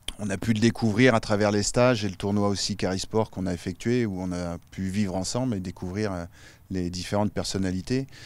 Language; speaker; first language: French; native; French